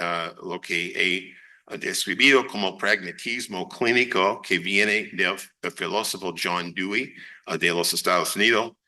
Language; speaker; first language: Spanish; non-native, fluent; English